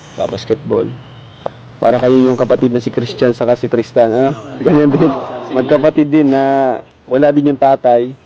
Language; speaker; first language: Filipino; native; Filipino